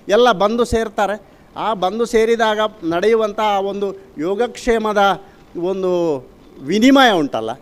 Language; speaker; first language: Kannada; non-native, local second language; Tulu